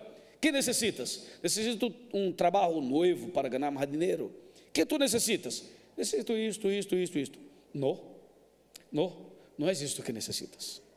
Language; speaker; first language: Spanish; non-native, fluent; Portuguese